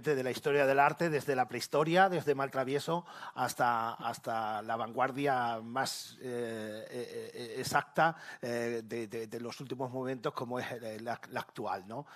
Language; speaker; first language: Spanish; native; Spanish